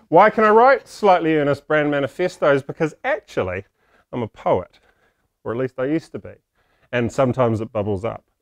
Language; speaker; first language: English; native; English